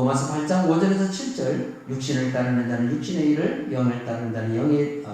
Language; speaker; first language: Korean; native; Korean